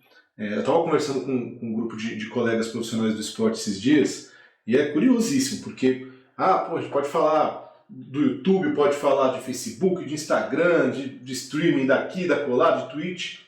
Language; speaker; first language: Portuguese; native; Portuguese